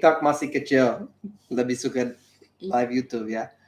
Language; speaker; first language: Indonesian; non-native, learner; English